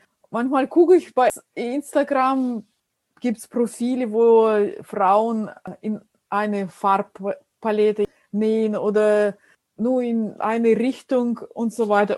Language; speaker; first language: German; non-native, fluent; Russian